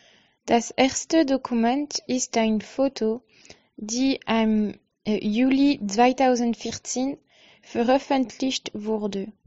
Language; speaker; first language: German; non-native, learner; French